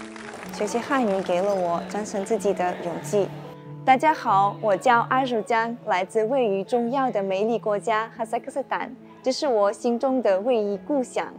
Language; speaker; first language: Chinese; non-native, learner; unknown